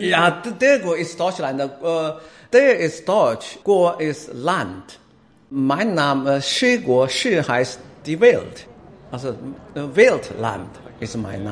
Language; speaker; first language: German; non-native, learner; Chinese